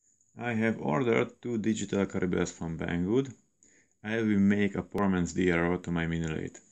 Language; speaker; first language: English; non-native, learner; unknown